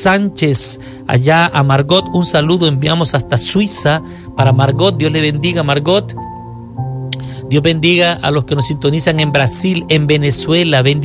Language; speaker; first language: Spanish; native; Spanish